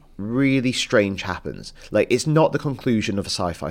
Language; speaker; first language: English; native; English